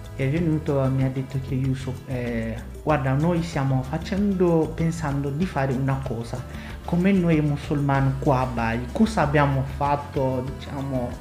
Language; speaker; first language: Italian; non-native, fluent; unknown